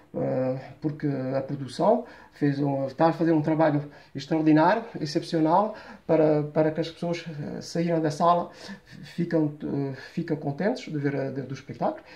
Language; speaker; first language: Portuguese; early bilingual, heritage; Portuguese